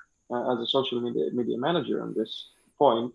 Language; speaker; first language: English; non-native, fluent; Greek